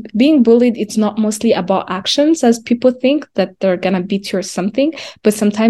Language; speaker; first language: English; non-native, local second language; Kinyarwanda